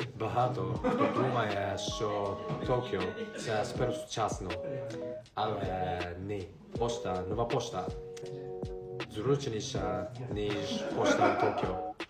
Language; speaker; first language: Ukrainian; non-native, learner; Japanese